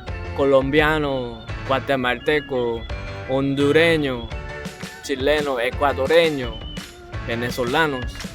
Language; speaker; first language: Spanish; non-native, learner; Korean